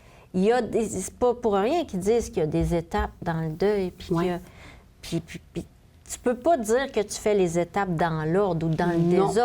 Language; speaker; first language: French; native; French